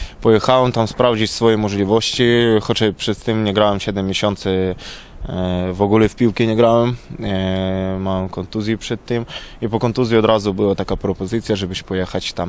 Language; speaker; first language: Polish; non-native, learner; Ukrainian